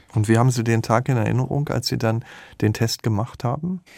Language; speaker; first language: German; native; German